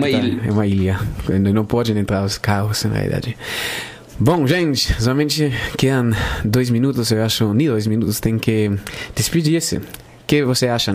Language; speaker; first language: Portuguese; non-native, learner; Spanish